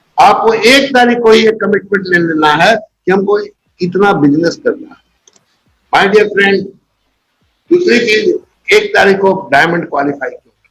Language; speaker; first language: Hindi; native; Hindi